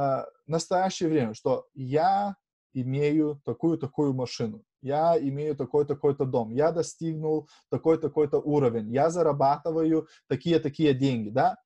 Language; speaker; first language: Russian; non-native, fluent; Lithuanian